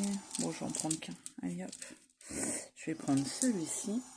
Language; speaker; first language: French; native; French